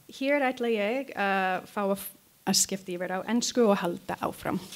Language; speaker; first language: Icelandic; non-native, learner; English